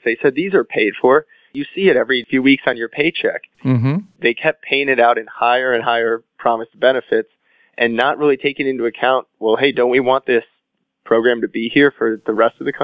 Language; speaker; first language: English; native; English